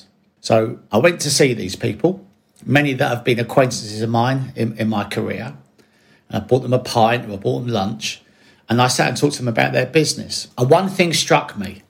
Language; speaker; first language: English; native; English